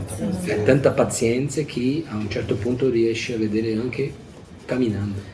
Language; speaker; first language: Italian; non-native, fluent; Portuguese